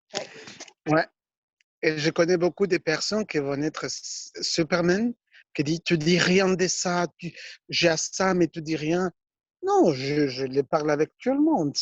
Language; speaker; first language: French; non-native, fluent; Spanish